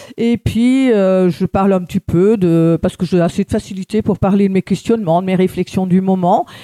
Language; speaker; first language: French; native; French